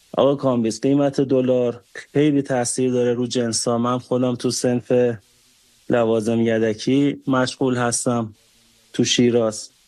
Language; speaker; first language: Persian; native; Persian